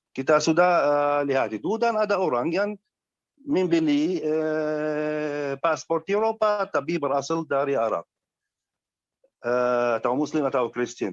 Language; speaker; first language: Indonesian; non-native, fluent; Arabic